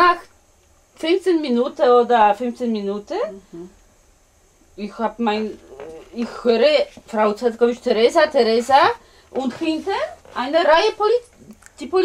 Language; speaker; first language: German; non-native, learner; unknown